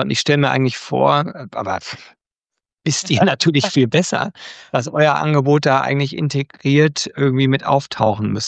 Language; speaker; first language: German; native; German